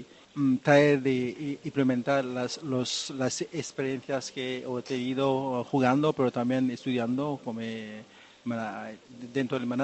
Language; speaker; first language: Spanish; non-native, fluent; French